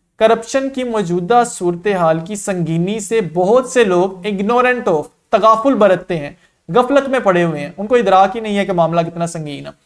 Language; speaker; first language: Urdu; non-native, local second language; Punjabi